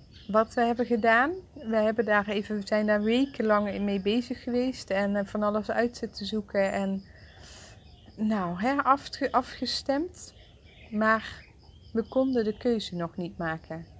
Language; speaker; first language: Dutch; native; Dutch